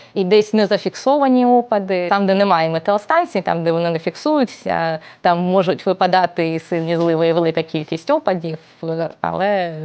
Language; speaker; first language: Ukrainian; native; Ukrainian